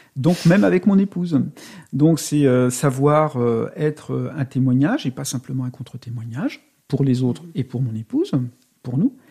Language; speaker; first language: French; native; French